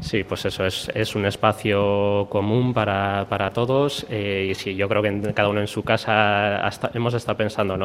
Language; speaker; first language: Spanish; native; Spanish